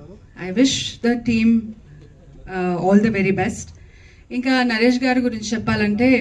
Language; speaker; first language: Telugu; non-native, learner; Kannada